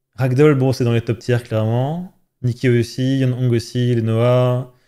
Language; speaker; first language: French; native; French